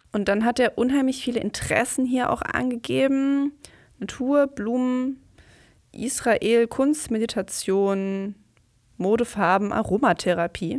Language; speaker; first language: German; native; German